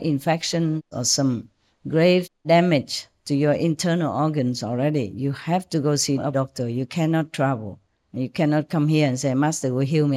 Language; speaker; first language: English; non-native, fluent; Vietnamese